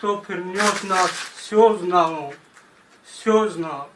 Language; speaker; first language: Russian; non-native, learner; Tajik